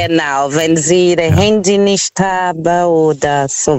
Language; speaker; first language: German; non-native, fluent; Portuguese